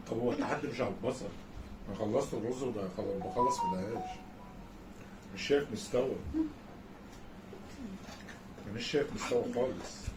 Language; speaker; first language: Arabic; native; Arabic